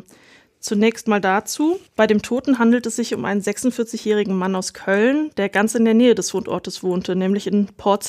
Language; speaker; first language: German; native; German